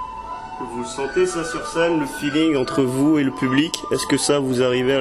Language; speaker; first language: French; native; French